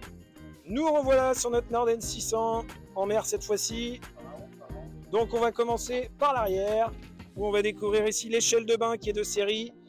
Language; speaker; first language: French; native; French